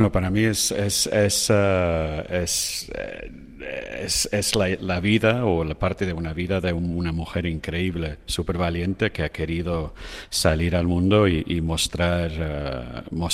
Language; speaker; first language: Spanish; non-native, fluent; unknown